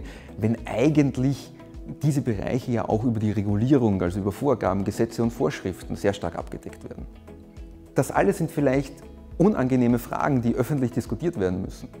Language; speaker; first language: German; native; German